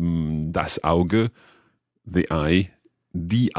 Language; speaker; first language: German; non-native, learner; English